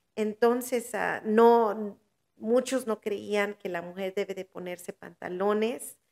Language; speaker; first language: Spanish; early bilingual, heritage; Spanish